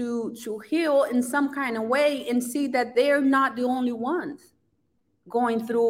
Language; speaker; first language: English; non-native, fluent; Portuguese